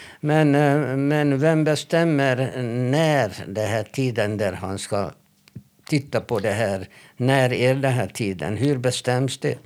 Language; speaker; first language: Swedish; non-native, fluent; Hebrew